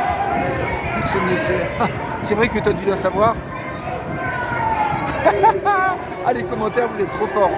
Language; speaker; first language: French; native; French